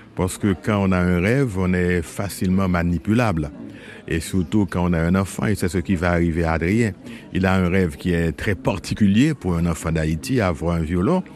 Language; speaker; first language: French; non-native, local second language; Haitian Creole